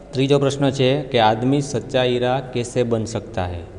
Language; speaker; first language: Hindi; non-native, local second language; Gujarati